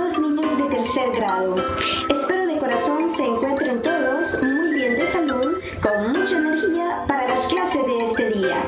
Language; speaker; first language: Spanish; native; Spanish